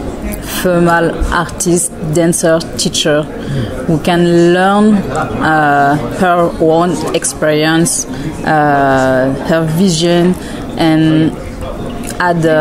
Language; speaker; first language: English; non-native, learner; French